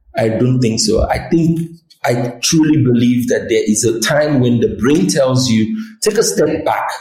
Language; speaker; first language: English; non-native, local second language; Yoruba